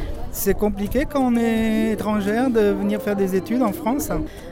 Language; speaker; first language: French; native; French